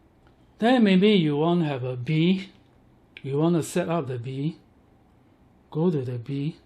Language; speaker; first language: English; non-native, learner; Chinese